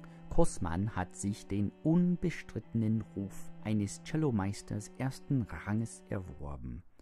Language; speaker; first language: German; non-native, fluent; English